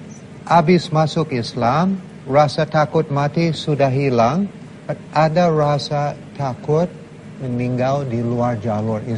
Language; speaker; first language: Indonesian; non-native, learner; English